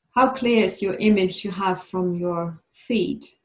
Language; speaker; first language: English; non-native, fluent; German